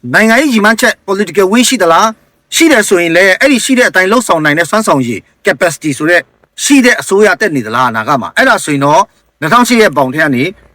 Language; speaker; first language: Burmese; non-native, local second language; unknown